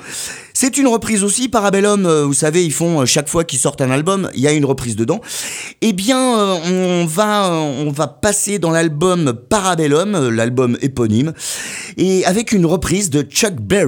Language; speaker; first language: French; native; French